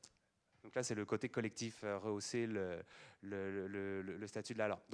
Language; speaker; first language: French; native; French